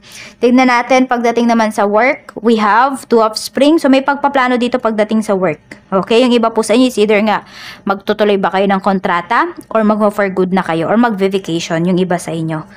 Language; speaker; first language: Filipino; native; Filipino